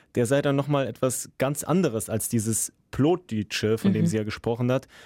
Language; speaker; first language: German; early bilingual, other home language; Russian